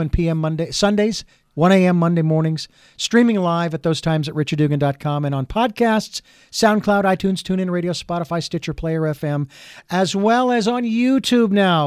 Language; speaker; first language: English; native; English